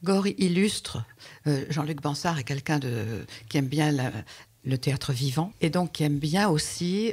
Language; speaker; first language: French; native; French